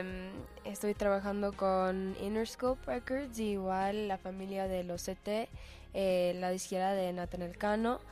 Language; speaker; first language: Spanish; early bilingual, heritage; Spanish